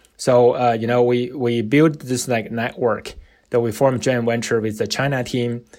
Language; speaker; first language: English; non-native, fluent; Chinese